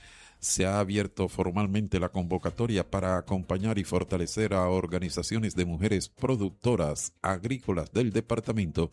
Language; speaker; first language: Spanish; native; Spanish